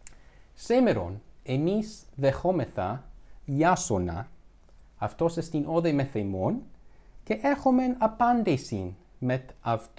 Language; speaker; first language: Greek; non-native, learner; English